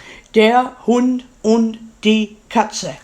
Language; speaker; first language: German; non-native, learner; English